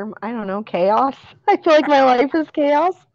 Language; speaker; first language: English; native; English